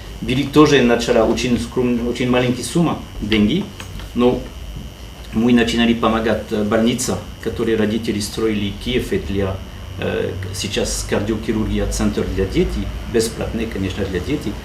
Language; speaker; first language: Russian; non-native, learner; French